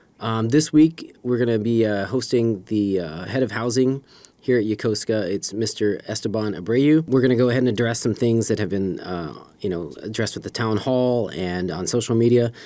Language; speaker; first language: English; native; English